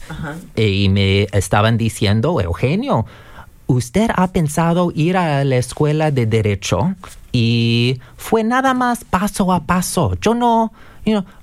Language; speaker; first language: Spanish; non-native, fluent; English